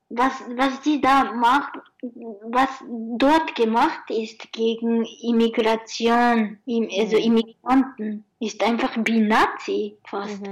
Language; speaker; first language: German; non-native, learner; Japanese